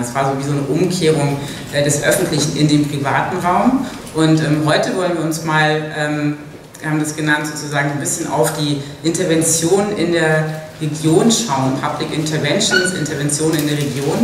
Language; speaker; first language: German; native; German